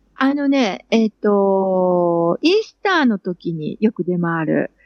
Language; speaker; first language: Japanese; native; Japanese